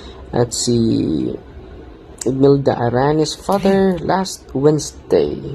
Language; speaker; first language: English; non-native, local second language; Filipino